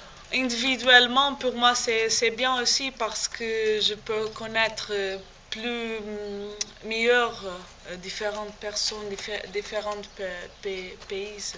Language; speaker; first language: French; non-native, learner; Portuguese